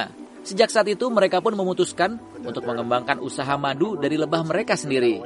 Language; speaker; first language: Indonesian; native; Indonesian